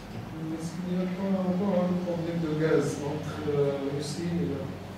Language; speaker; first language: French; non-native, local second language; Arabic